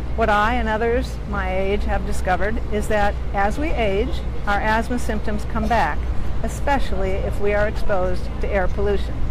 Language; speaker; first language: English; native; English